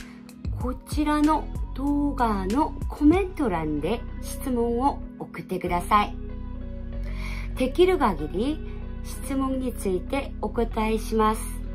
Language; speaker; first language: Japanese; non-native, fluent; Korean